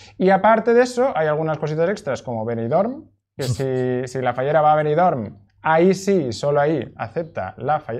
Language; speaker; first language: Spanish; native; Spanish